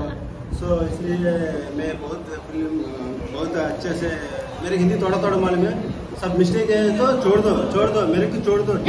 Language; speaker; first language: Hindi; non-native, local second language; Telugu